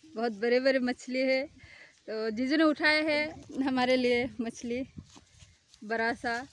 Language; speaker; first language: Hindi; non-native, local second language; Assamese